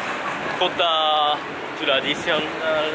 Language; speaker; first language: Indonesian; non-native, learner; Japanese